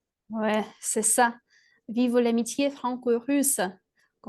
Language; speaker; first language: French; non-native, fluent; Russian